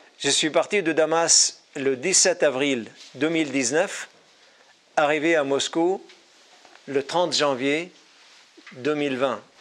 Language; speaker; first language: French; non-native, fluent; Arabic